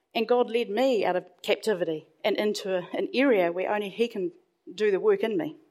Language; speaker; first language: English; native; English